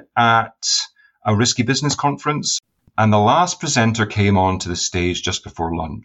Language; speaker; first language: English; native; English